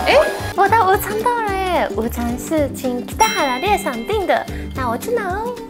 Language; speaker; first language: Chinese; non-native, fluent; Japanese